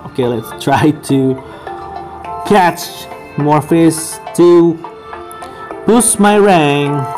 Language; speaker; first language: English; non-native, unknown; Indonesian